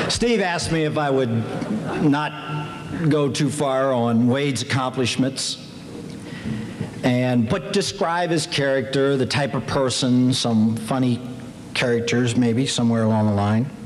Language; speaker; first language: English; native; English